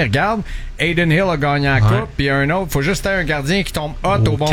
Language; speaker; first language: French; native; French